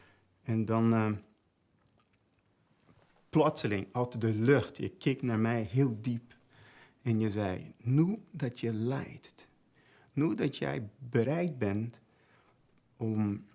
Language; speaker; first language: Dutch; non-native, fluent; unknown